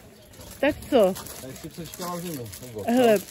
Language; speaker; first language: Czech; non-native, fluent; Ukrainian